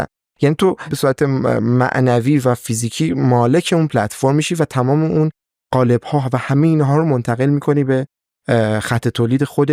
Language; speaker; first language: Persian; native; Persian